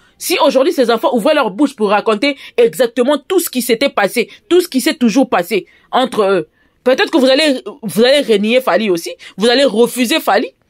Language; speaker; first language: French; non-native, local second language; Lingala